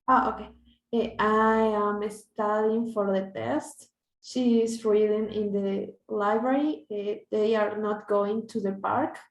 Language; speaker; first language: English; non-native, learner; Spanish